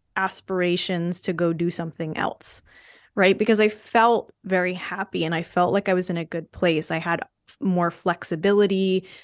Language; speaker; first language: English; native; English